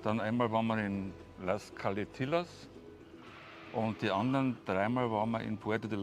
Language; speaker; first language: German; native; German